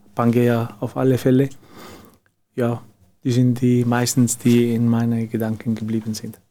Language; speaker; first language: German; non-native, learner; Arabic